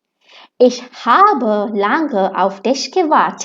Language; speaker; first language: German; non-native, fluent; Hindi